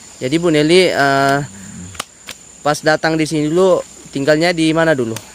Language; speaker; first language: Indonesian; native; Indonesian